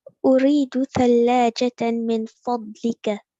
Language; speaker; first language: Arabic; non-native, learner; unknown